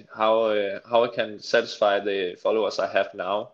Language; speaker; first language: English; non-native, fluent; Danish